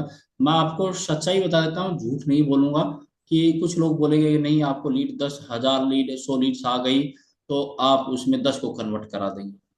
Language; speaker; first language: Hindi; native; Hindi